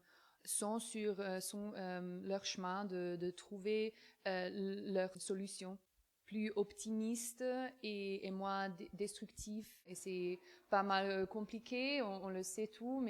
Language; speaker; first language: French; non-native, fluent; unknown